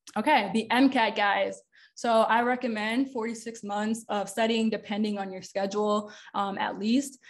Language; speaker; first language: English; native; English